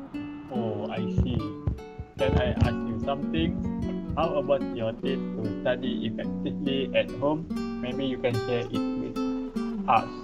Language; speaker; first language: English; non-native, learner; Malay